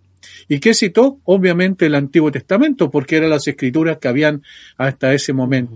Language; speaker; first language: Spanish; native; Spanish